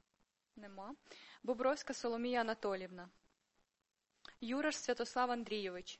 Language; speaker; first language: Ukrainian; native; Ukrainian